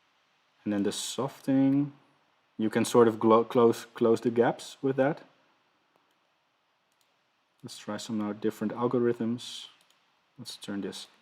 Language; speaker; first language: English; non-native, fluent; Dutch